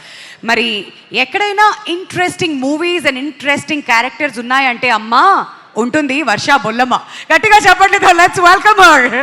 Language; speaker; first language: Telugu; native; Telugu